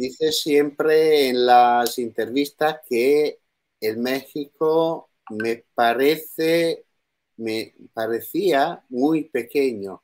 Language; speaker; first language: Spanish; non-native, learner; Italian